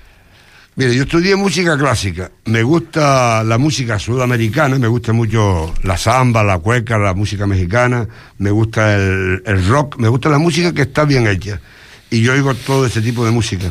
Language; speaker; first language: Spanish; native; Spanish